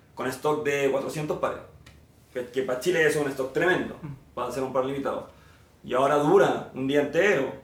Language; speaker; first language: Spanish; native; Spanish